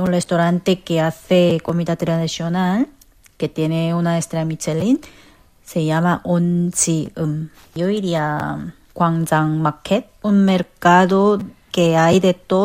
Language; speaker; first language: Spanish; non-native, fluent; Korean